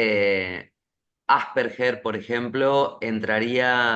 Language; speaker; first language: Spanish; native; Spanish